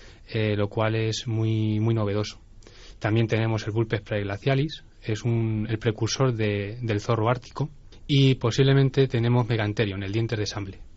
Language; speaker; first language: Spanish; native; Spanish